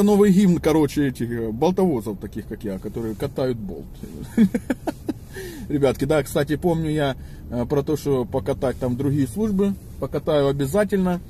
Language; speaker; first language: Russian; native; Russian